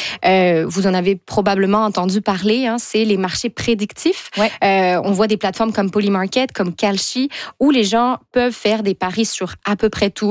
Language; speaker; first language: French; native; French